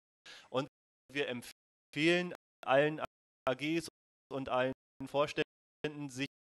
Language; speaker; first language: German; native; German